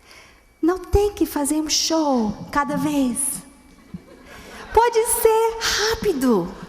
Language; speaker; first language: Portuguese; non-native, fluent; English